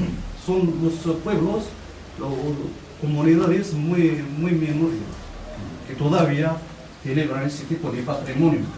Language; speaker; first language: Spanish; non-native, fluent; Riffian